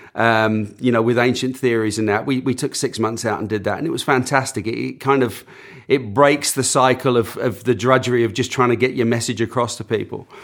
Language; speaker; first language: English; native; English